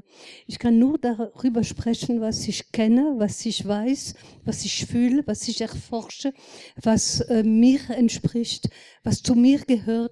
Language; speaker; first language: German; non-native, fluent; French